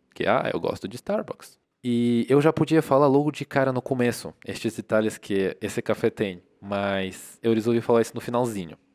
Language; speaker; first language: Portuguese; non-native, fluent; Russian